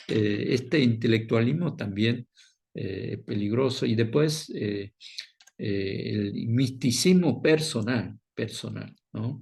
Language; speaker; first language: Spanish; non-native, fluent; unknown